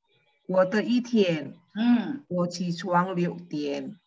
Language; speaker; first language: Chinese; non-native, learner; Indonesian